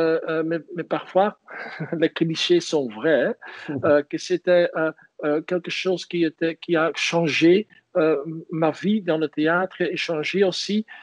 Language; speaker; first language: French; non-native, fluent; Dutch